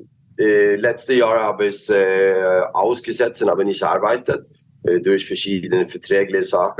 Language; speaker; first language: German; non-native, learner; Swedish